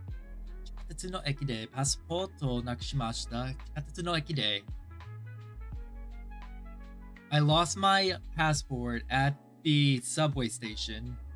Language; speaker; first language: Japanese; non-native, learner; English